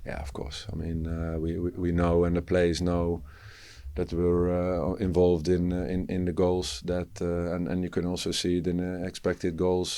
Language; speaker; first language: English; non-native, fluent; Dutch